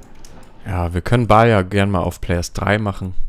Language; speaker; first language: German; native; German